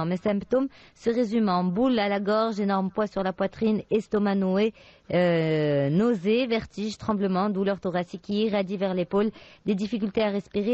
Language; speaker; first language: French; non-native, local second language; Arabic